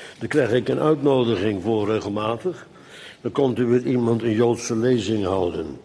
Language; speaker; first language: Dutch; native; Dutch